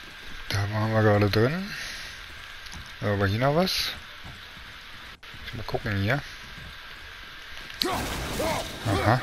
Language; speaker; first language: German; native; German